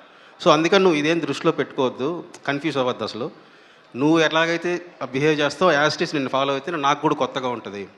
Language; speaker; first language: Telugu; native; Telugu